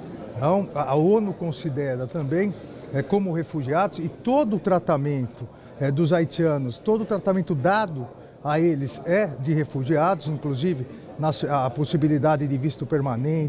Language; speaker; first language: Portuguese; native; Portuguese